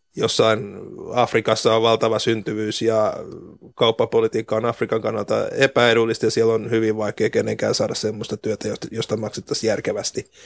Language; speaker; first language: Finnish; native; Finnish